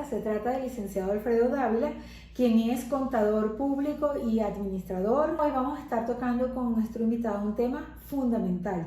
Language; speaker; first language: Spanish; native; Spanish